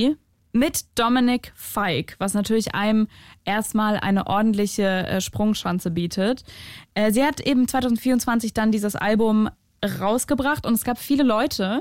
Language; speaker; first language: German; native; German